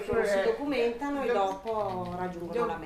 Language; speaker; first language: Italian; native; Italian